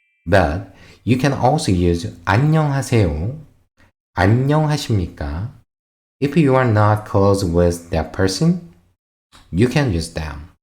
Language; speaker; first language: English; non-native, fluent; Korean